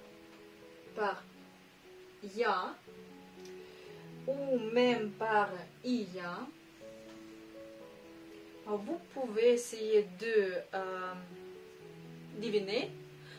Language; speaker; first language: French; non-native, fluent; Russian